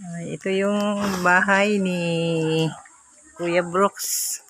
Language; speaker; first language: Filipino; non-native, local second language; Cebuano